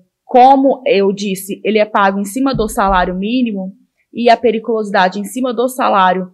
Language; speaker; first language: Portuguese; native; Portuguese